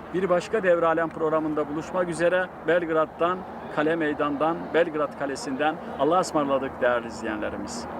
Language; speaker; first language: Turkish; native; Turkish